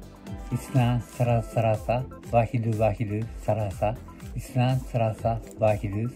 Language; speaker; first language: Arabic; non-native, learner; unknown